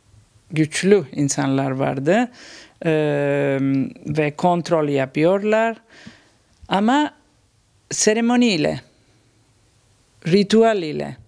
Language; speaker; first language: Turkish; non-native, learner; Italian